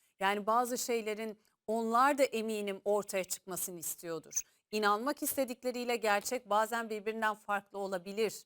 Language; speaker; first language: Turkish; native; Turkish